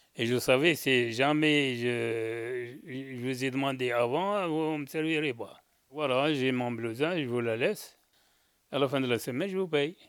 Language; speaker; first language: French; non-native, local second language; Arabic